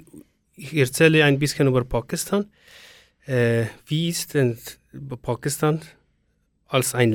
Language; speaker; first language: German; non-native, learner; Persian